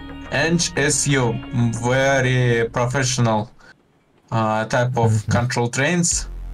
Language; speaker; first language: English; non-native, learner; Russian